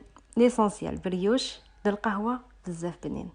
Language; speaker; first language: Arabic; native; Arabic